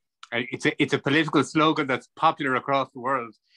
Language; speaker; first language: English; native; English